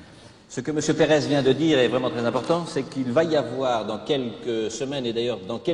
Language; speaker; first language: French; native; French